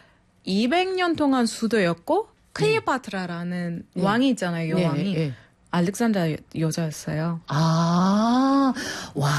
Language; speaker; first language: Korean; non-native, fluent; Arabic